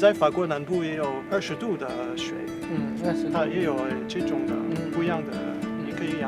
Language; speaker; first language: Chinese; non-native, learner; French